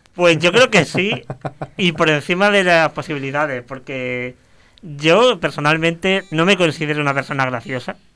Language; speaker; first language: Spanish; native; Spanish